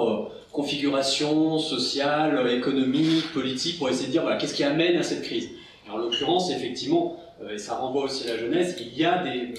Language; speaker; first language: French; native; French